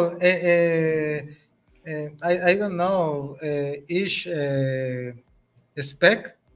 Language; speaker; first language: English; non-native, learner; Spanish